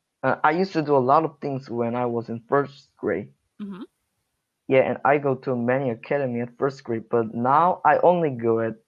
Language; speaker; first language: English; non-native, learner; Korean